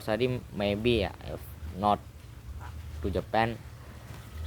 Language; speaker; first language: English; non-native, learner; Indonesian